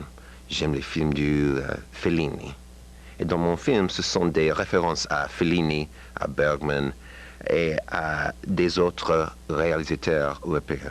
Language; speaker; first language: French; non-native, learner; English